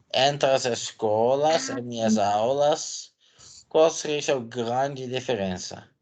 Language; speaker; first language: Portuguese; non-native, fluent; Dutch